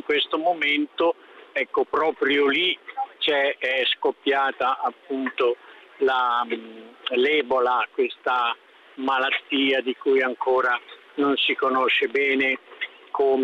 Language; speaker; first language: Italian; non-native, fluent; Swahili